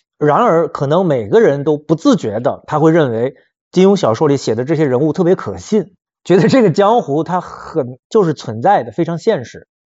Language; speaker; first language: Chinese; native; Chinese